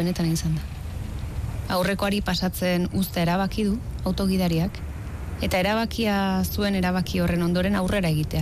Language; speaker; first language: Basque; native; Basque